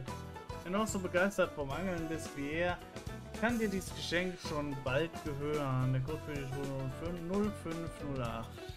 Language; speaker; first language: German; native; German